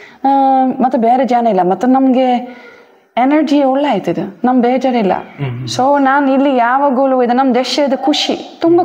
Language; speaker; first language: Kannada; non-native, learner; Dutch